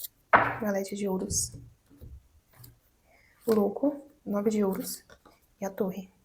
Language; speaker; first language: Portuguese; native; Portuguese